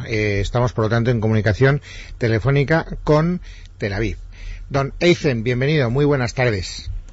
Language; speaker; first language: Spanish; native; Spanish